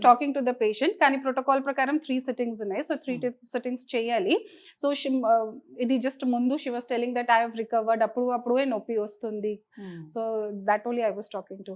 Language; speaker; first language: Telugu; non-native, fluent; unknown